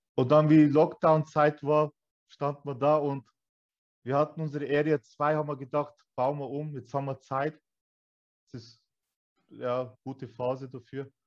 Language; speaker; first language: German; early bilingual, other home language; Turkish